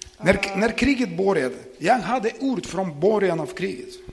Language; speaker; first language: Swedish; non-native, learner; Ukrainian